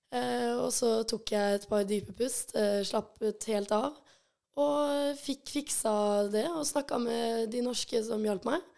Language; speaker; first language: Norwegian; early bilingual, other home language; Albanian